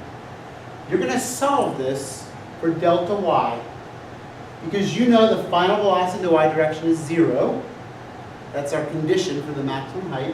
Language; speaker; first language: English; native; English